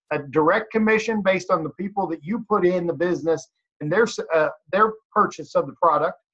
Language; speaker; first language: English; native; English